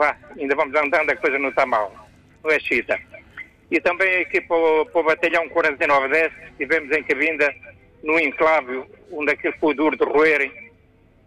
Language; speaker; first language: Portuguese; native; Portuguese